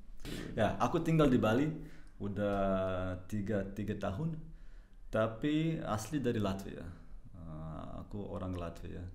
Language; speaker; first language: Indonesian; non-native, learner; Latvian